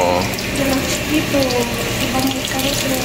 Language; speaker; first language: Spanish; native; Spanish